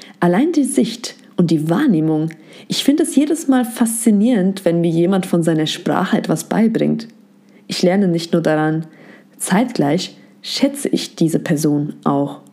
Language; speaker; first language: German; native; German